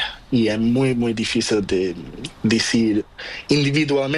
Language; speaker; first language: Spanish; non-native, learner; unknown